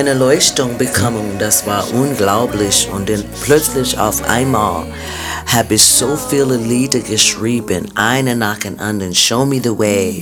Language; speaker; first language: German; non-native, fluent; English